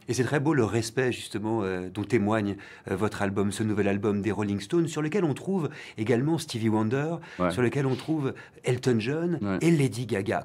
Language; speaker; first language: French; native; French